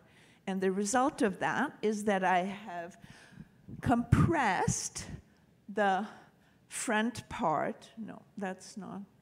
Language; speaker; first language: English; native; English